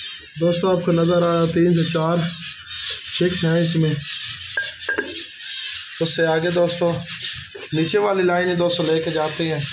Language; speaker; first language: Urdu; non-native, local second language; Punjabi